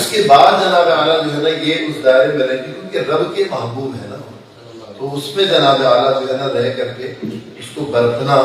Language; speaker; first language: Urdu; non-native, local second language; Sindhi